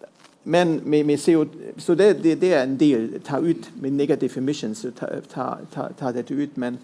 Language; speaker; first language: Norwegian; non-native, fluent; German